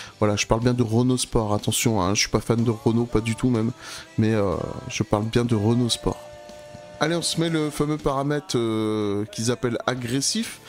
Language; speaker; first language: French; native; French